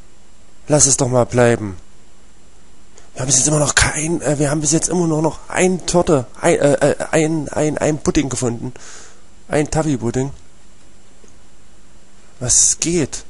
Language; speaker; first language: German; native; German